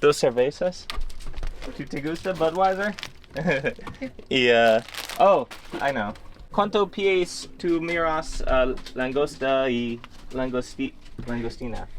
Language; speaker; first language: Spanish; non-native, learner; English